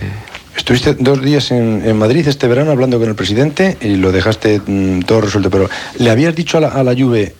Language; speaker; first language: Spanish; native; Spanish